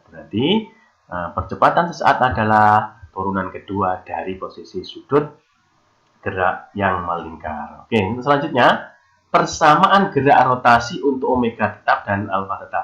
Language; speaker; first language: Indonesian; native; Indonesian